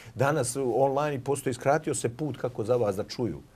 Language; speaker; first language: Serbian; native; Serbian